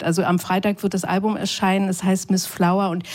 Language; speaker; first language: German; native; German